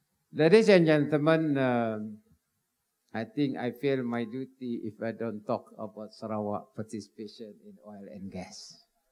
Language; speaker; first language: English; non-native, local second language; Malay